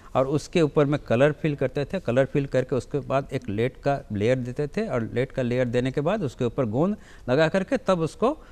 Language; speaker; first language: Hindi; native; Hindi